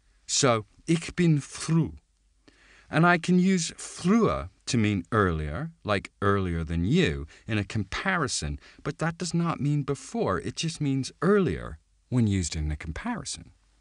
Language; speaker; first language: English; native; English